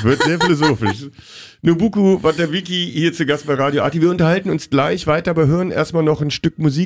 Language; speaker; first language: German; native; German